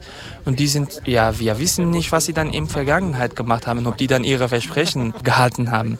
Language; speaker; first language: German; non-native, fluent; Kurdish